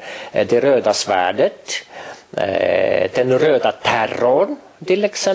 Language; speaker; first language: Swedish; non-native, fluent; Estonian